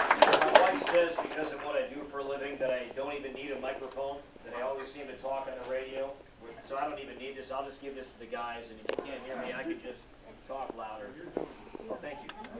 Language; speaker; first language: English; native; English